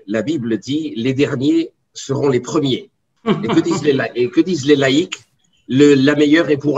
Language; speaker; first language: French; native; French